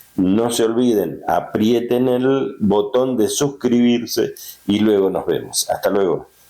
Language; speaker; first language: Spanish; native; Spanish